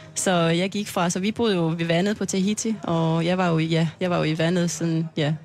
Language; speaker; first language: Danish; non-native, fluent; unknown